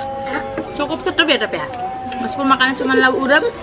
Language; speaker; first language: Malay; non-native, local second language; Javanese